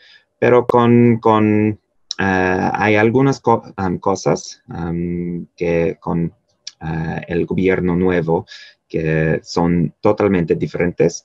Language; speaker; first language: Spanish; non-native, fluent; English